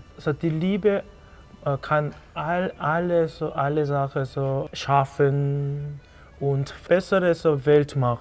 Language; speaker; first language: German; non-native, learner; Korean